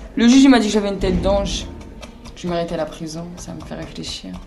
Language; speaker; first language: French; native; French